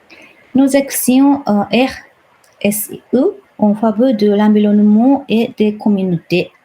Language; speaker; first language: French; non-native, fluent; Japanese